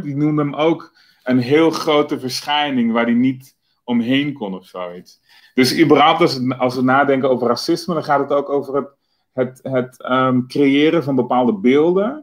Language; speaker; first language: Dutch; native; Dutch